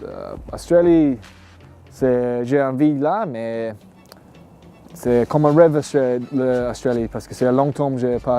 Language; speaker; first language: French; non-native, learner; English